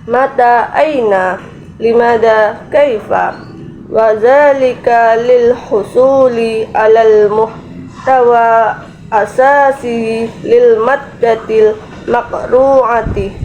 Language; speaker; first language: Arabic; non-native, learner; Indonesian